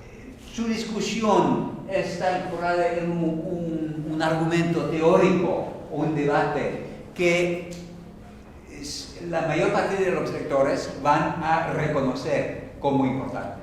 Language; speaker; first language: Spanish; non-native, fluent; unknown